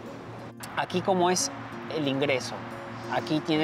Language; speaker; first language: Spanish; native; Spanish